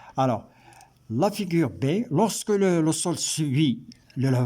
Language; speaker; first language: French; non-native, local second language; Arabic